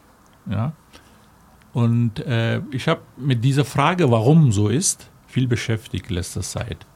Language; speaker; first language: German; non-native, fluent; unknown